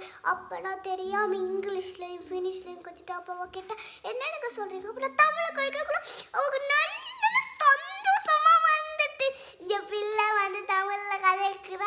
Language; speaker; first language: Tamil; early bilingual, heritage; Tamil